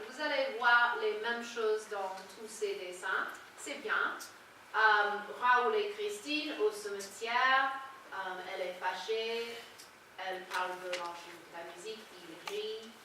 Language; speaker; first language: French; non-native, fluent; English